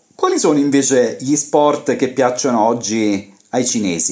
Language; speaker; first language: Italian; native; Italian